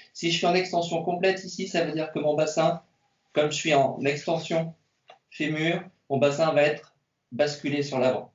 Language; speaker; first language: French; native; French